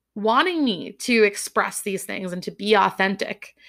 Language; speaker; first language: English; native; English